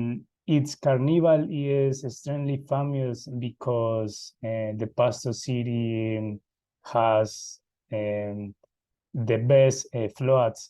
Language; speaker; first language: English; non-native, learner; Spanish